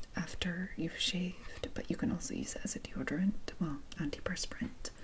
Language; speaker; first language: English; native; English